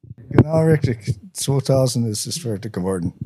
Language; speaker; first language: German; non-native, learner; English